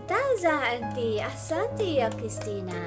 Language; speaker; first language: Arabic; non-native, fluent; Malay